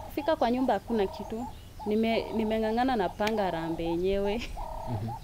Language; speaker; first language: Swahili; non-native, local second language; Kalenjin